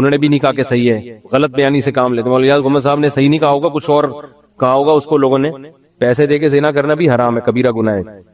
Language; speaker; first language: Urdu; native; Urdu